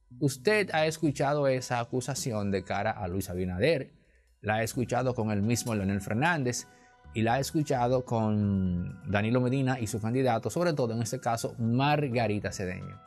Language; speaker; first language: Spanish; native; Spanish